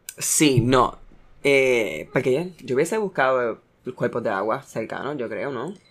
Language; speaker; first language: Spanish; early bilingual, heritage; Spanish